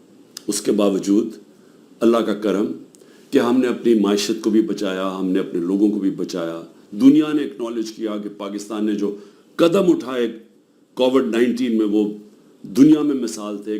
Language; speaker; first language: Urdu; native; Urdu